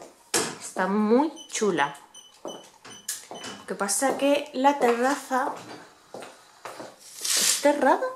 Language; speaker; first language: Spanish; native; Spanish